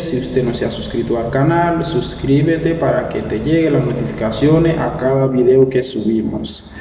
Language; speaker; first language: Spanish; non-native, learner; Haitian Creole